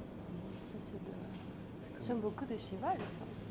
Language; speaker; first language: French; non-native, fluent; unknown